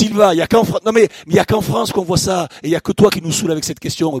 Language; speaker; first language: French; native; French